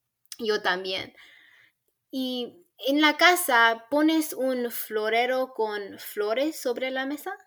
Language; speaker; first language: Spanish; non-native, learner; English